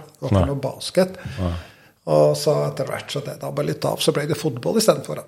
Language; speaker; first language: Norwegian; non-native, fluent; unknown